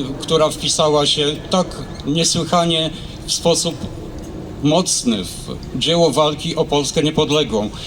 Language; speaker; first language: Polish; native; Polish